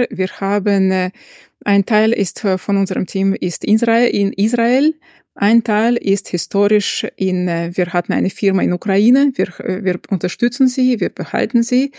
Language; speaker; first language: German; non-native, fluent; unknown